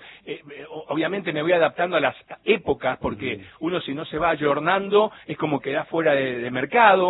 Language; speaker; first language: Spanish; native; Spanish